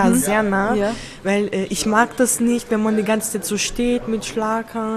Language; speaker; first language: German; early bilingual, other home language; Turkish